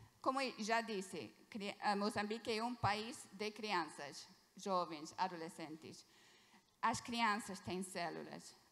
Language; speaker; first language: Portuguese; non-native, fluent; English